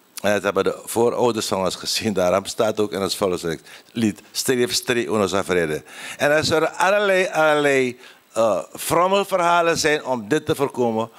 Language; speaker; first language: Dutch; native; Dutch